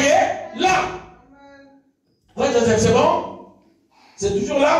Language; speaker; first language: French; non-native, local second language; Lingala